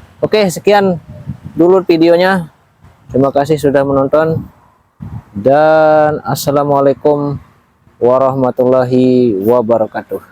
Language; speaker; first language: Indonesian; non-native, local second language; Sasak